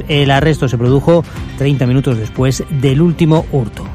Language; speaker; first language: Spanish; native; Spanish